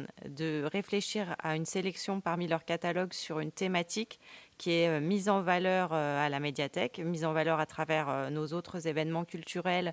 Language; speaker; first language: French; native; French